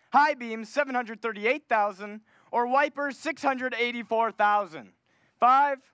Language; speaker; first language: English; native; English